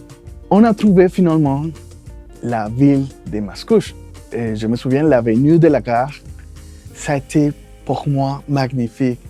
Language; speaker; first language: French; non-native, fluent; Spanish